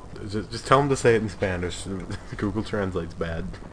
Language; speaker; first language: English; native; English